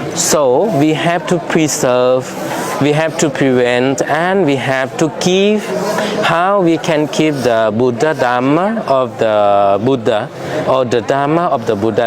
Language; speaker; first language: English; non-native, fluent; Lao